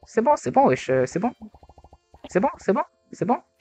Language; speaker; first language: French; native; French